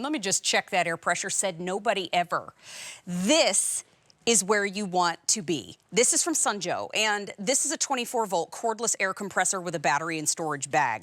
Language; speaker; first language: English; native; English